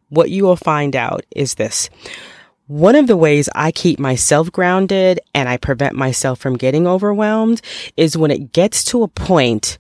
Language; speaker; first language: English; native; English